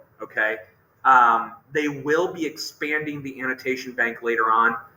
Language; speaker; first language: English; native; English